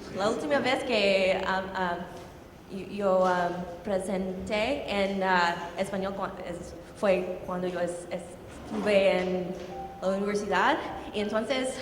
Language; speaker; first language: Spanish; non-native, learner; English